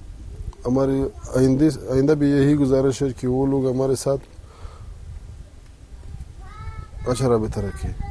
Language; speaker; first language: Hindi; non-native, fluent; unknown